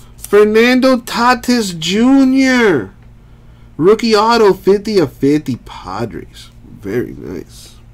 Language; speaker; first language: English; native; English